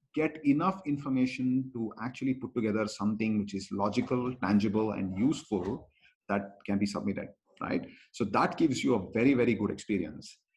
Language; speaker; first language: English; non-native, local second language; Kannada